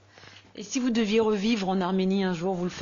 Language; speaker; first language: French; native; French